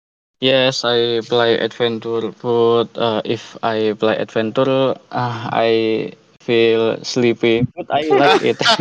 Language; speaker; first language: English; non-native, learner; Indonesian